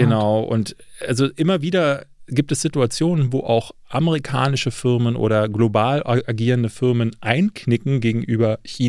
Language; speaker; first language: German; native; German